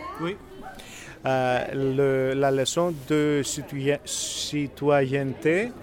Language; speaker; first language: French; non-native, learner; Greek